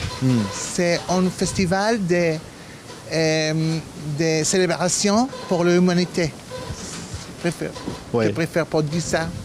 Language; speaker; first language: French; non-native, learner; Hebrew